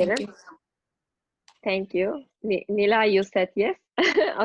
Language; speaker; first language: English; non-native, learner; Turkish